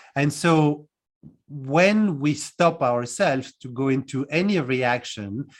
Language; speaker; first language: English; non-native, fluent; French